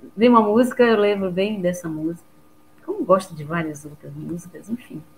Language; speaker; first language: Portuguese; native; Portuguese